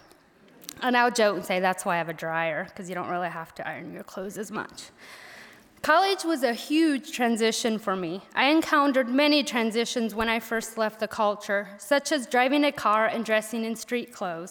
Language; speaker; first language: English; early bilingual, other home language; Pennsylvania German